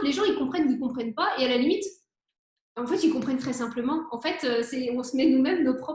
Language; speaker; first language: French; native; French